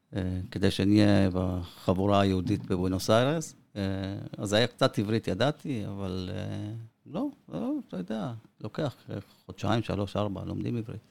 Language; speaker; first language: Hebrew; early bilingual, other home language; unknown